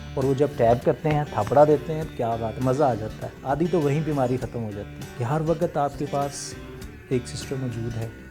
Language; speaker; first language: Urdu; non-native, local second language; Punjabi